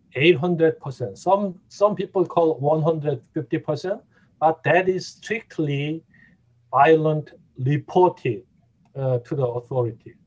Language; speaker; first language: English; non-native, fluent; Korean